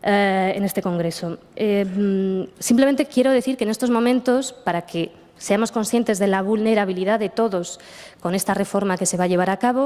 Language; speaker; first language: Spanish; native; Spanish